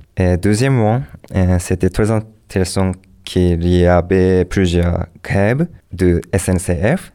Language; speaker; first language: French; non-native, learner; Japanese